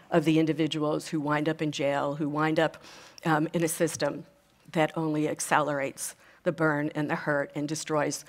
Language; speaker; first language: English; native; English